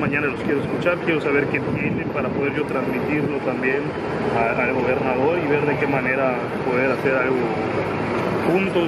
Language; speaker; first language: Spanish; native; Spanish